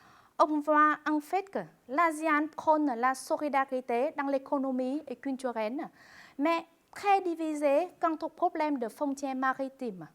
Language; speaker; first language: French; non-native, fluent; Vietnamese